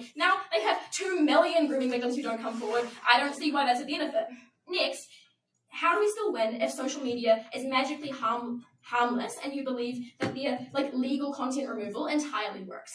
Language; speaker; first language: English; native; English